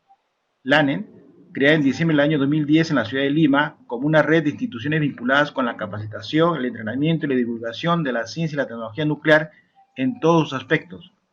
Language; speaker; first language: Spanish; native; Spanish